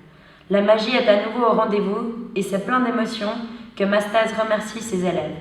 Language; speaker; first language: French; native; French